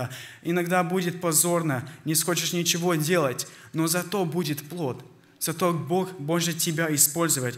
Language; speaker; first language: Russian; early bilingual, heritage; Russian